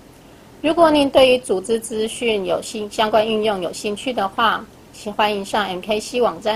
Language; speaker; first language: Chinese; native; Chinese